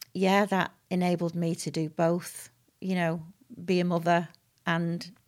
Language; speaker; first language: English; native; English